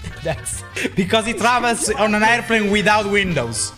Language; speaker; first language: English; non-native, fluent; Italian